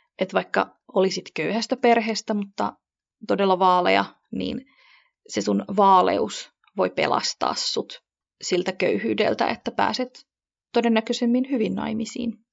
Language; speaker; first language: Finnish; early bilingual, other home language; Kurdish